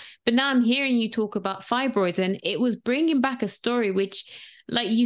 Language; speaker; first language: English; non-native, local second language; Yoruba